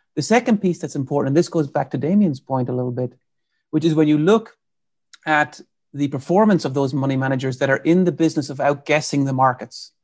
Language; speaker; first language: English; native; English